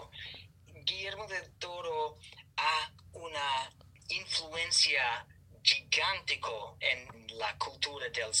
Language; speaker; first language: Spanish; non-native, learner; English